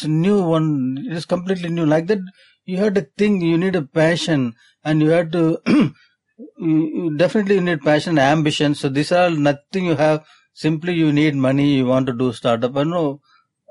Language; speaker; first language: English; non-native, local second language; Tamil